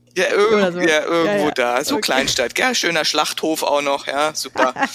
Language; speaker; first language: German; native; German